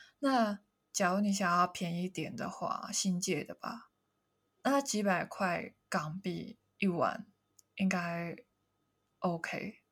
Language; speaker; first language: Chinese; non-native, local second language; Cantonese